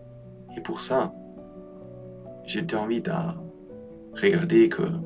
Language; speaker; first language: French; non-native, learner; Polish